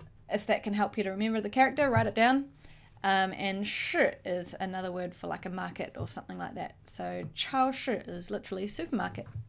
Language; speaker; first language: English; native; English